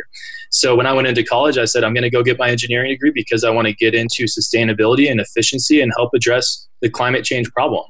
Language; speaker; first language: English; native; English